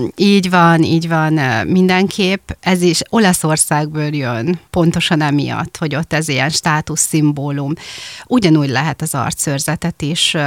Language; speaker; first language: Hungarian; native; Hungarian